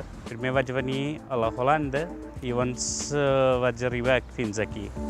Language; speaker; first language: Catalan; non-native, learner; Punjabi